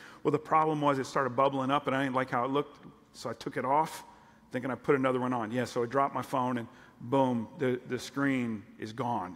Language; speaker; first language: English; native; English